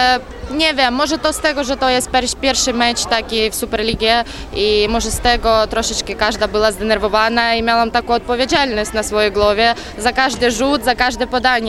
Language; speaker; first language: Polish; non-native, fluent; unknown